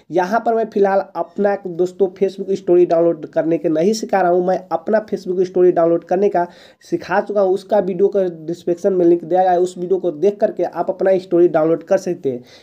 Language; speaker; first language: Hindi; native; Hindi